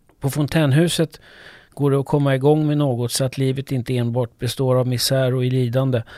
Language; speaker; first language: Swedish; non-native, fluent; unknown